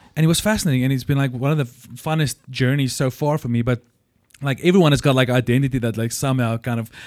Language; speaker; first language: English; non-native, local second language; Afrikaans